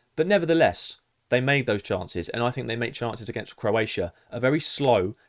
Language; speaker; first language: English; native; English